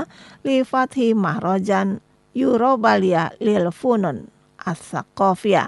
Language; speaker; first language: Arabic; non-native, fluent; Indonesian